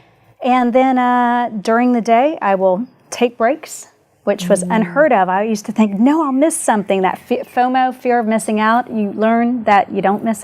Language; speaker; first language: English; native; English